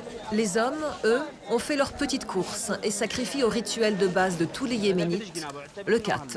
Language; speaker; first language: French; native; French